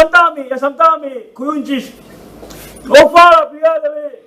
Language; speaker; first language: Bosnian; non-native, learner; Cantonese